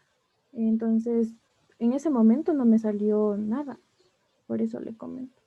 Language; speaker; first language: Spanish; native; Spanish